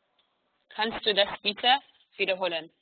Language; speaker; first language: German; non-native, learner; Hebrew